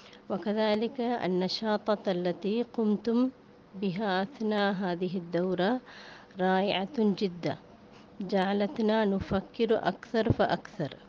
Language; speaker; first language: Arabic; non-native, fluent; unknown